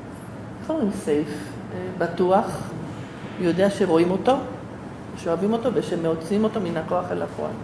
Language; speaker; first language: Hebrew; non-native, fluent; English